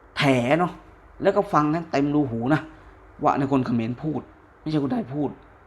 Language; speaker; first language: Thai; native; Thai